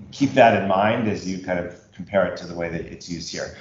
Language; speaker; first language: English; native; English